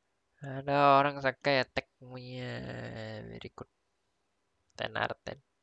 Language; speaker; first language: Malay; non-native, local second language; Chinese